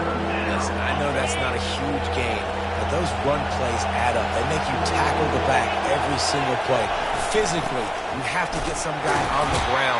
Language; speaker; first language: English; native; English